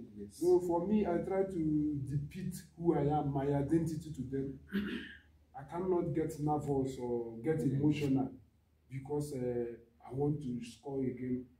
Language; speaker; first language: English; non-native, local second language; Igbo